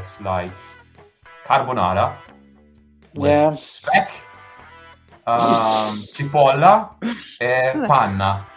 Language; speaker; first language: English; non-native, fluent; German